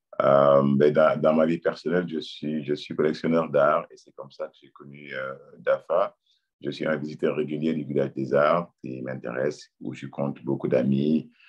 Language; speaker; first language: French; non-native, local second language; Wolof